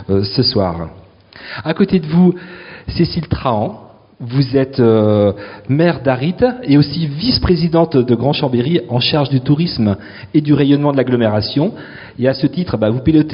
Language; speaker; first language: French; native; French